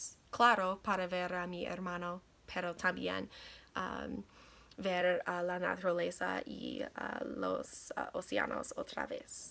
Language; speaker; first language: Spanish; non-native, learner; English